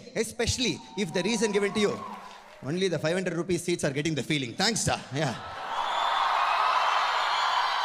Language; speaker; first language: English; non-native, local second language; Tamil